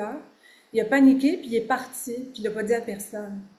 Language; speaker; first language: French; native; French